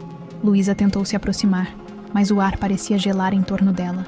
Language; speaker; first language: Portuguese; native; Portuguese